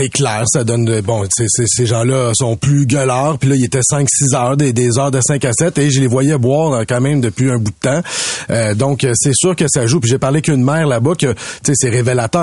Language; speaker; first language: French; native; French